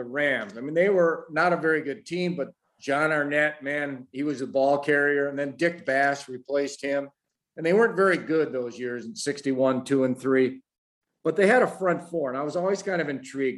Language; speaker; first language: English; native; English